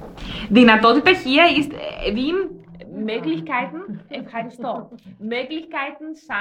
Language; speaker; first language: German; non-native, fluent; Greek